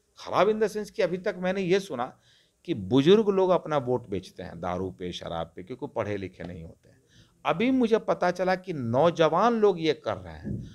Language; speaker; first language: Hindi; non-native, local second language; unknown